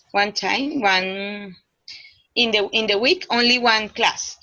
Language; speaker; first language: English; non-native, learner; Spanish